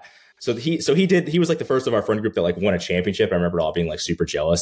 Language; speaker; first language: English; native; English